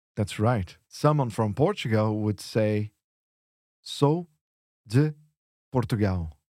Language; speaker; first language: English; non-native, fluent; Portuguese